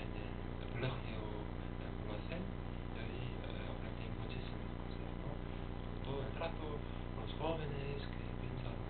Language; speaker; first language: Spanish; non-native, fluent; German